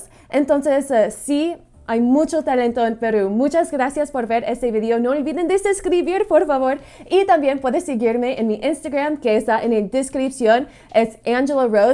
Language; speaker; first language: Spanish; non-native, fluent; English